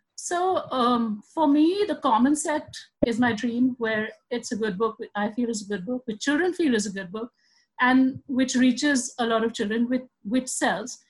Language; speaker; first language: English; non-native, local second language; Hindi